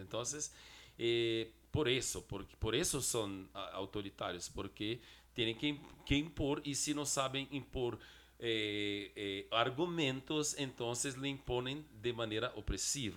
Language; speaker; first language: Spanish; non-native, fluent; Portuguese